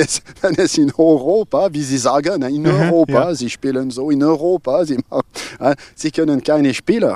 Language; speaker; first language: German; non-native, local second language; French